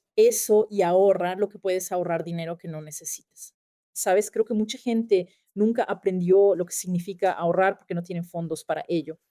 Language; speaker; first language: Spanish; non-native, fluent; German